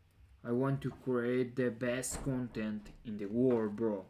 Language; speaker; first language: English; non-native, fluent; Spanish